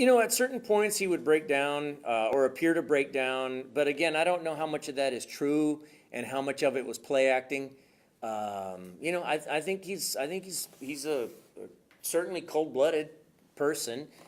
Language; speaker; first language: English; native; English